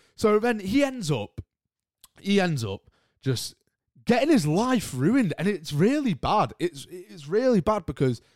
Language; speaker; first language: English; native; English